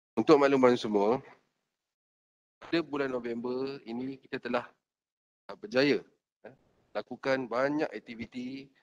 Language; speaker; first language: Malay; native; Malay